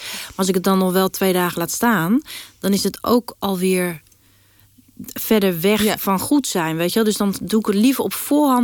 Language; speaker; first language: Dutch; native; Dutch